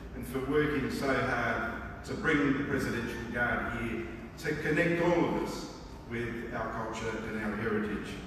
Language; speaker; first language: English; early bilingual, other home language; Greek